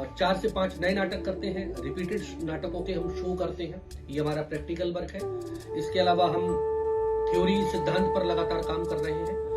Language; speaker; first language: Hindi; native; Hindi